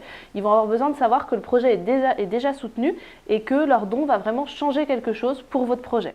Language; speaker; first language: French; native; French